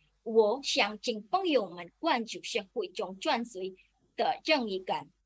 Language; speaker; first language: Chinese; non-native, learner; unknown